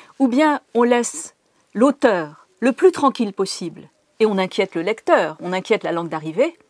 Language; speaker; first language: French; native; French